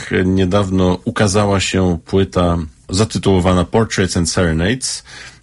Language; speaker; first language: Polish; native; Polish